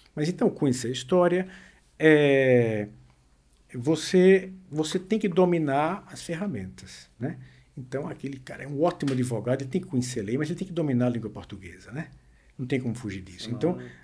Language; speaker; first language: Portuguese; native; Portuguese